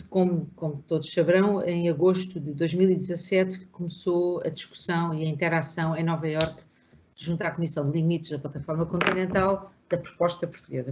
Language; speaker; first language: Portuguese; native; Portuguese